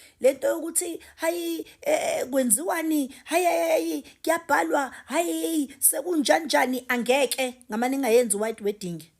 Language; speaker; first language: Zulu; native; Zulu